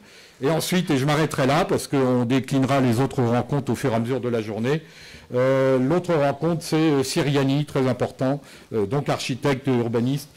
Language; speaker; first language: French; native; French